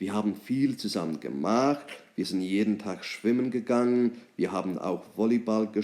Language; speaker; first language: German; non-native, fluent; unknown